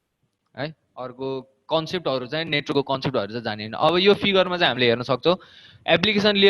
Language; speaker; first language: Nepali; native; Nepali